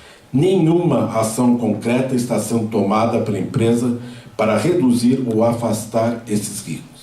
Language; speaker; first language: Portuguese; native; Portuguese